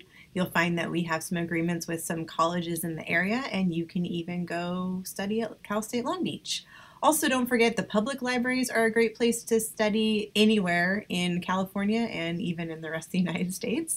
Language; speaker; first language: English; native; English